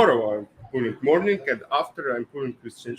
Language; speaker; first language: English; non-native, learner; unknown